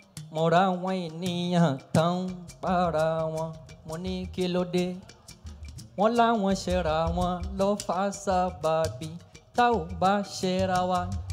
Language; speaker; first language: English; non-native, local second language; Yoruba